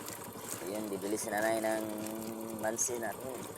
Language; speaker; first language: Filipino; non-native, local second language; Cebuano